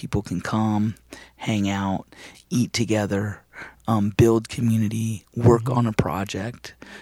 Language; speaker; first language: English; native; English